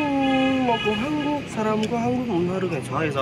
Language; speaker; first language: Korean; non-native, fluent; Vietnamese